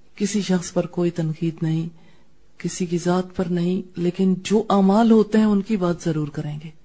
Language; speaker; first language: Urdu; native; Urdu